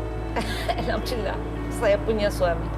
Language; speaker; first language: Indonesian; non-native, fluent; Turkish